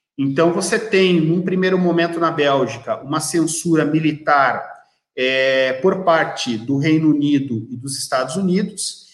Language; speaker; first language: Portuguese; native; Portuguese